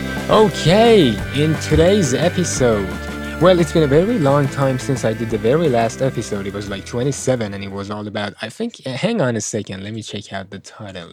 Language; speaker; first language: English; non-native, fluent; Persian